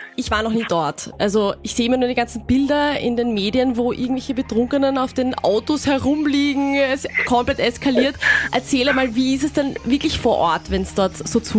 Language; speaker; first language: German; native; German